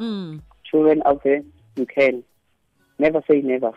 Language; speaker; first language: English; non-native, local second language; Zulu